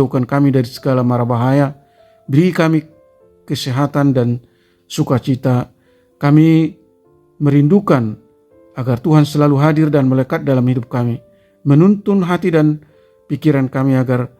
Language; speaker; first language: Indonesian; native; Indonesian